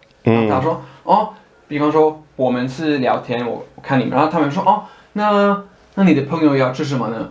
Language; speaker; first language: Chinese; non-native, fluent; Swedish